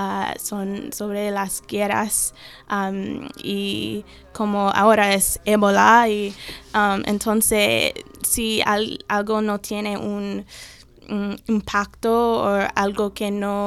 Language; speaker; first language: Spanish; non-native, learner; English